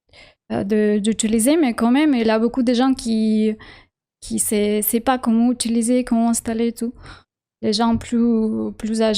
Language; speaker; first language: French; non-native, learner; Russian